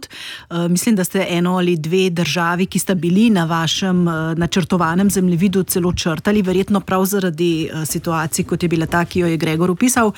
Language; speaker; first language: Slovenian; native; Slovenian